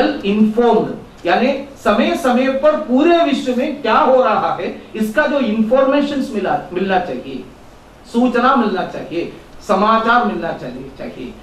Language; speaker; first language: Hindi; non-native, local second language; Malayalam